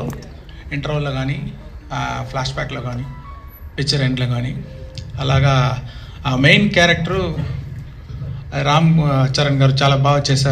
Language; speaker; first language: Telugu; non-native, local second language; Tamil